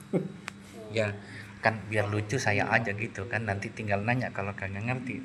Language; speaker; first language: Indonesian; native; Indonesian